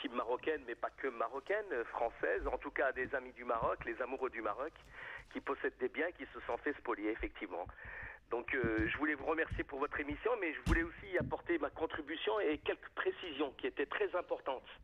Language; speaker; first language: French; native; French